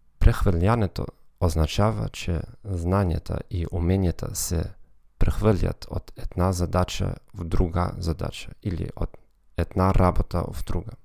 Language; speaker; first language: Bulgarian; non-native, learner; German